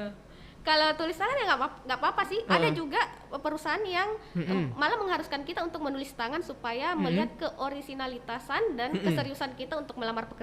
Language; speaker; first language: Indonesian; native; Indonesian